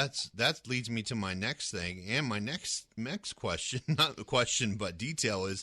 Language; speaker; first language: English; native; English